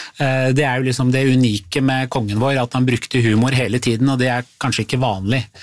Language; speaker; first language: Norwegian; early bilingual, other home language; Persian